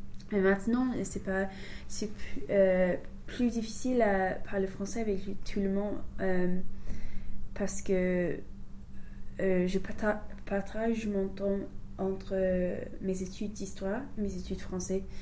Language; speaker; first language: French; non-native, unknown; English